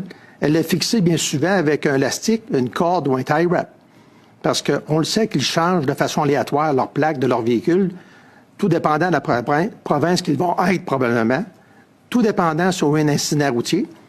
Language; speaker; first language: French; native; French